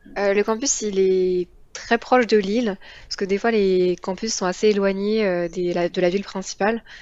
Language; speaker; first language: French; native; French